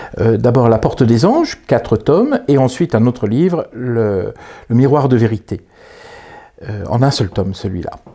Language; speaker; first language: French; native; French